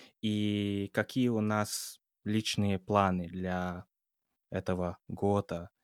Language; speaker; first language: Russian; non-native, fluent; English